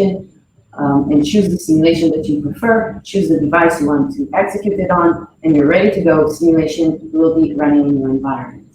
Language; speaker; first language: English; non-native, fluent; Hebrew